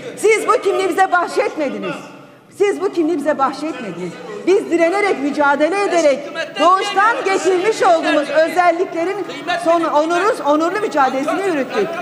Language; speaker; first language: Turkish; non-native, local second language; Kurdish